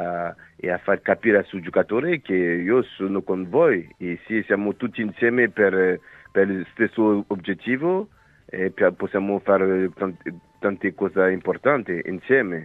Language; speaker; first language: Italian; non-native, fluent; French